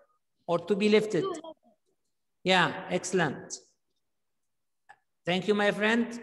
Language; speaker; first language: English; non-native, fluent; Arabic